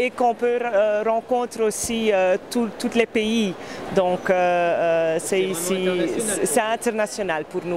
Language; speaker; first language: French; non-native, fluent; Dutch